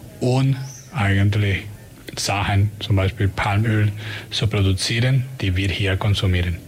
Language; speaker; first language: German; non-native, learner; Spanish